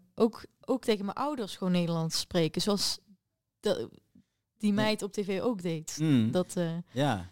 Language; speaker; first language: Dutch; non-native, local second language; Limburgish